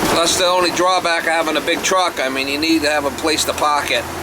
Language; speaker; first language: English; native; English